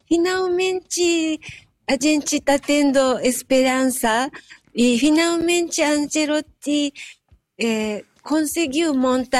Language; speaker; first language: Portuguese; non-native, fluent; Japanese